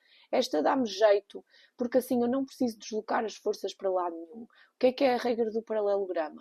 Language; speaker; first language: Portuguese; native; Portuguese